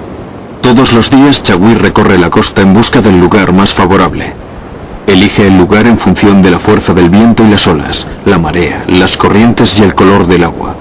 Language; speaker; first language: Spanish; native; Spanish